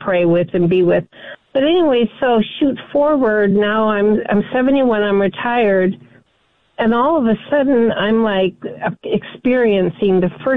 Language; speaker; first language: English; native; English